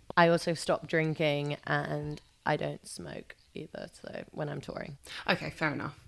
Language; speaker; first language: English; early bilingual, other home language; Albanian